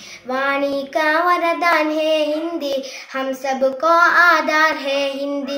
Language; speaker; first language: Hindi; non-native, local second language; Malayalam